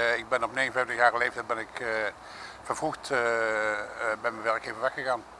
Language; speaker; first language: Dutch; native; Dutch